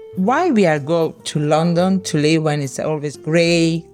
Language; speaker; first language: English; non-native, learner; Serbian